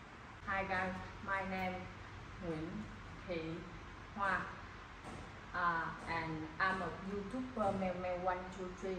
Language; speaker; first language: English; non-native, learner; Vietnamese